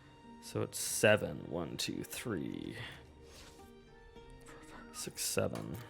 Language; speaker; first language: English; native; English